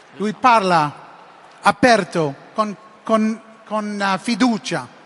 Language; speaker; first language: Italian; non-native, learner; English